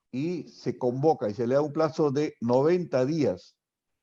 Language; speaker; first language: Spanish; native; Spanish